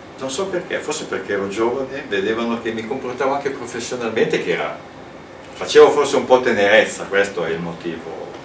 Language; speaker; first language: Italian; native; Italian